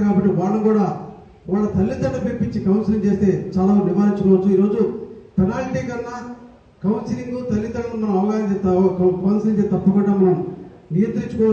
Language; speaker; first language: Telugu; native; Telugu